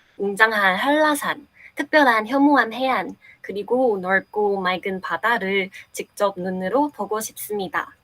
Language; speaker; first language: Korean; non-native, fluent; Chinese